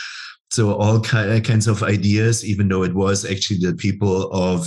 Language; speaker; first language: English; non-native, fluent; German